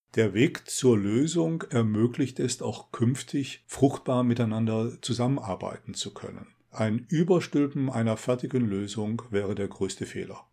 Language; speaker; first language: German; native; German